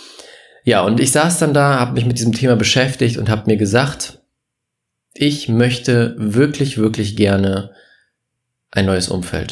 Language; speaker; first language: German; native; German